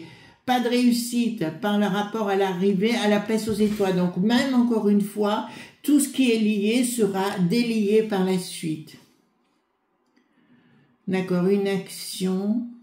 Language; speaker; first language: French; native; French